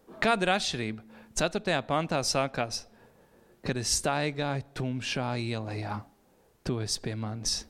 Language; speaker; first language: Latvian; native; Latvian